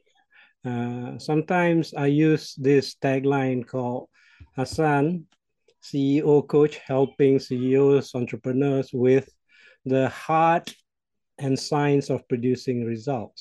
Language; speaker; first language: English; non-native, local second language; Malay